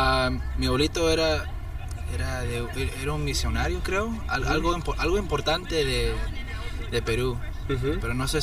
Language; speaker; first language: Spanish; early bilingual, heritage; Spanish